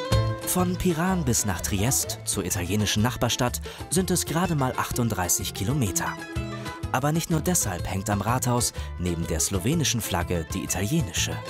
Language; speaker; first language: German; native; German